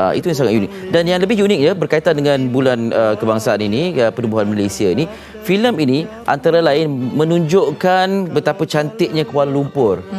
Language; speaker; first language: Malay; native; Malay